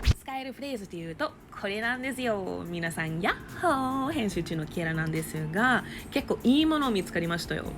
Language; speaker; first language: Japanese; non-native, fluent; English